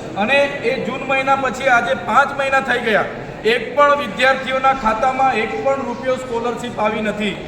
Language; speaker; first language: Gujarati; non-native, local second language; Vasavi